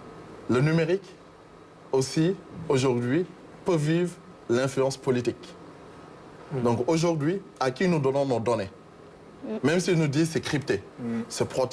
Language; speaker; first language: French; non-native, local second language; Wolof